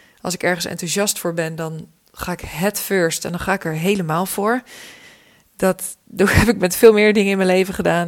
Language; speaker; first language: Dutch; native; Dutch